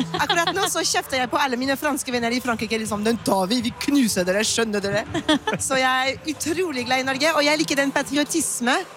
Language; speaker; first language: Norwegian; non-native, fluent; French